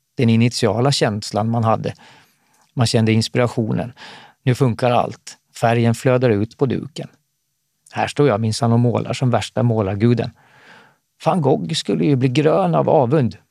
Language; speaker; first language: Swedish; native; Swedish